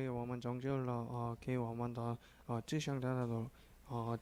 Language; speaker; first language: Chinese; non-native, learner; Korean